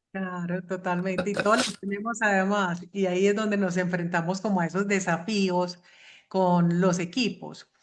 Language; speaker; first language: Spanish; native; Spanish